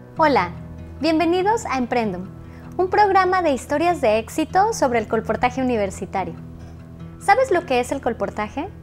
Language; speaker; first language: Spanish; native; Spanish